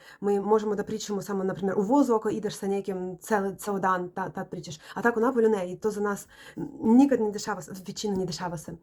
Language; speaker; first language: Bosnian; non-native, learner; Russian